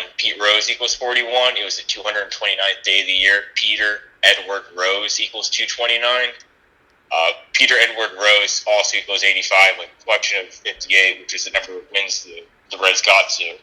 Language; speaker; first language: English; native; English